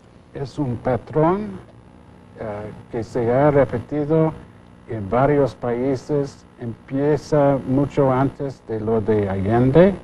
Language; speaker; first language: Spanish; non-native, fluent; English